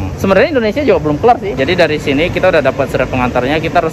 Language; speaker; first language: Indonesian; native; Indonesian